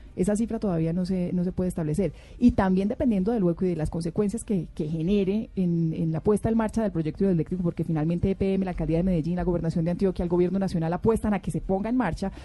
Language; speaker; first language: Spanish; native; Spanish